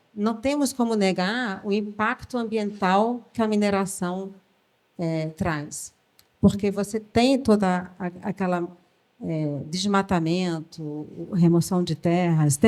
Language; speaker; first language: Portuguese; early bilingual, other home language; French